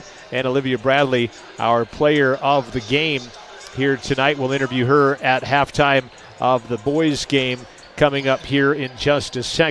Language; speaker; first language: English; native; English